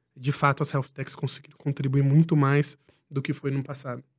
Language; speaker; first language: Portuguese; native; Portuguese